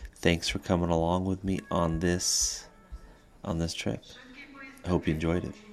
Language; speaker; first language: English; native; English